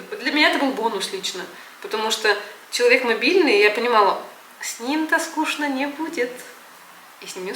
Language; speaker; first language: Russian; native; Russian